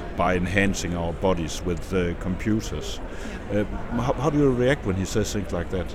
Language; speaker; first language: English; non-native, fluent; Danish